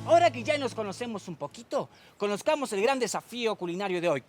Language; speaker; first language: Spanish; native; Spanish